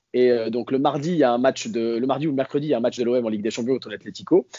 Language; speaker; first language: French; native; French